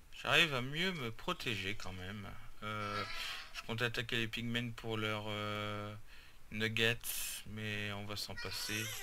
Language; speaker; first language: French; native; French